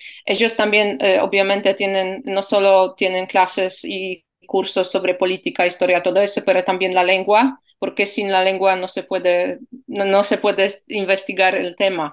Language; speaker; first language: Spanish; non-native, fluent; Polish